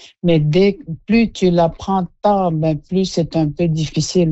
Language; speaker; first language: French; non-native, local second language; Innu-aimun